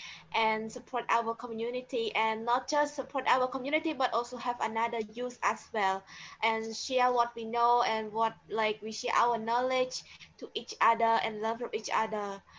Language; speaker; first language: English; non-native, learner; Khmer